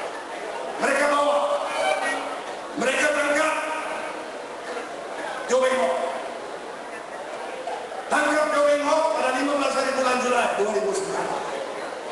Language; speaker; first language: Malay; non-native, local second language; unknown